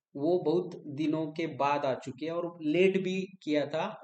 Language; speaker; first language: Hindi; non-native, local second language; Marathi